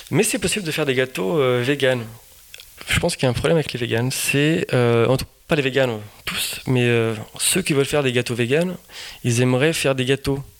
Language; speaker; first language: French; non-native, fluent; Portuguese